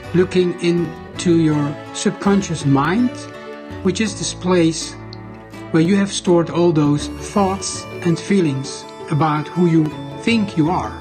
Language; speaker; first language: English; non-native, fluent; Dutch